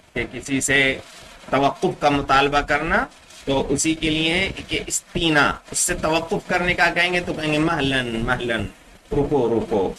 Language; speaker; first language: Urdu; native; Urdu